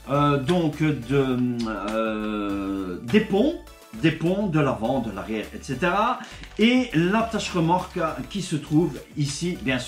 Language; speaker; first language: French; native; French